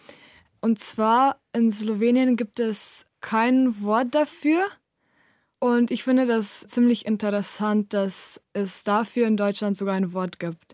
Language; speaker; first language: German; non-native, fluent; Slovenian